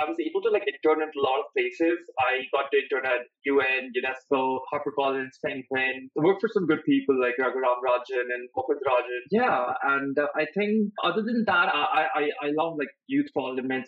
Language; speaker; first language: English; non-native, local second language; Hindi